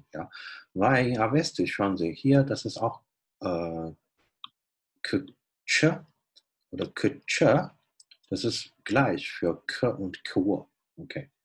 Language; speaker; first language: German; non-native, fluent; Chinese